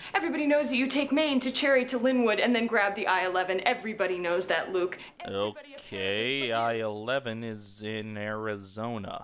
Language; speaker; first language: English; native; English